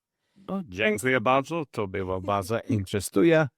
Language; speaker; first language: Polish; non-native, learner; English